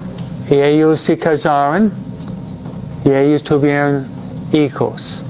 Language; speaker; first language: Spanish; non-native, fluent; English